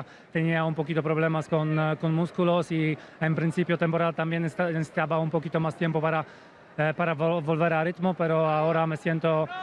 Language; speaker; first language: Spanish; non-native, fluent; Polish